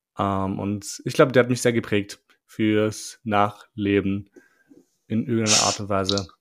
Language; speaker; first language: German; early bilingual, other home language; Albanian